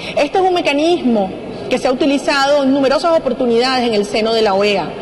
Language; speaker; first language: Spanish; native; Spanish